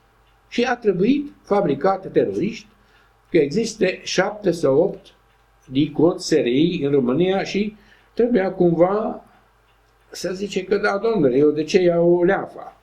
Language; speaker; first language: Romanian; non-native, local second language; Hungarian